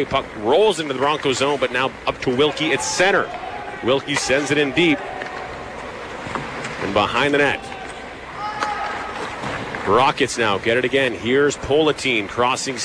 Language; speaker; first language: English; native; English